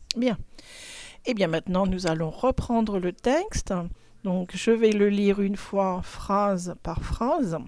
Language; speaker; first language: French; native; French